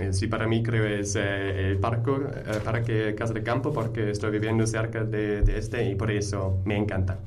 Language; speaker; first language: Spanish; non-native, fluent; German